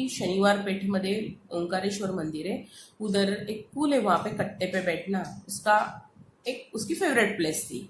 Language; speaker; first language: Hindi; non-native, local second language; Marathi